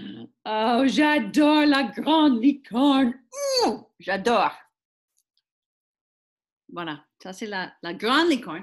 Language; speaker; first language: French; non-native, fluent; English